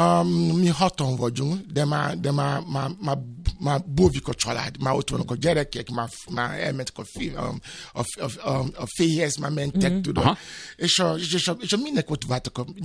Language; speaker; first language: Hungarian; non-native, learner; Yoruba